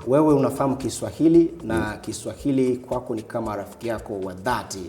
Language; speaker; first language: Swahili; native; Swahili